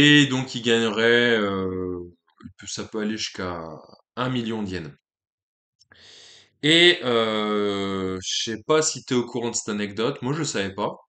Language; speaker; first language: French; native; French